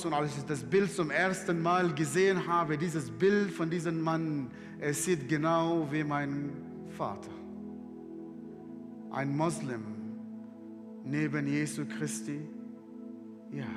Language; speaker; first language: German; non-native, fluent; Arabic